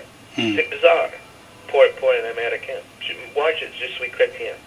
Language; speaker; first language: French; non-native, fluent; English